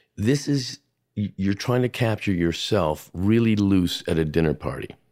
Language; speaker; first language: English; native; English